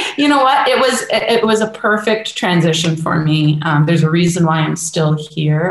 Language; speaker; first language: English; native; English